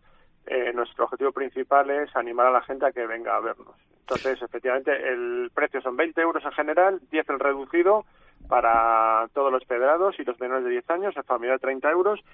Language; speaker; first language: Spanish; native; Spanish